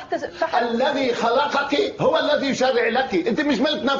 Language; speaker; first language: Arabic; native; Arabic